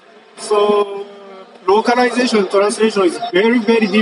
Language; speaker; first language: English; non-native, learner; Japanese